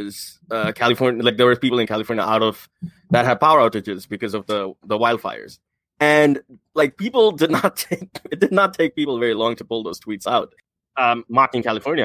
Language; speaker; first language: English; non-native, local second language; Bangla